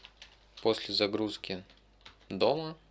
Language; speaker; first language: Russian; native; Russian